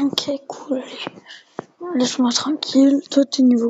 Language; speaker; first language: French; native; French